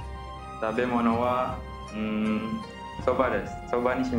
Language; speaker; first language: Japanese; non-native, learner; Malay